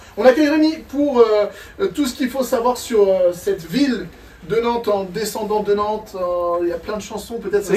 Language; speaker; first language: French; native; French